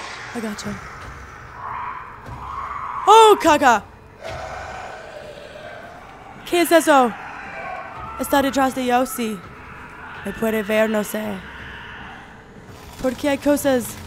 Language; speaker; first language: Spanish; non-native, learner; English